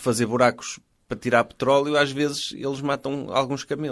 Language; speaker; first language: Portuguese; native; Portuguese